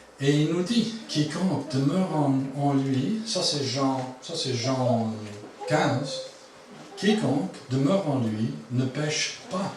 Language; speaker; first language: French; non-native, fluent; English